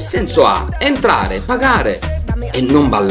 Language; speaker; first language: Italian; native; Italian